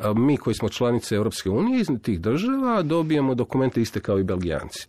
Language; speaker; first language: Croatian; native; Croatian